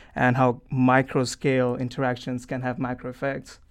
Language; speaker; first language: English; non-native, local second language; Hindi